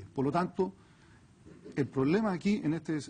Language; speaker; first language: Spanish; native; Spanish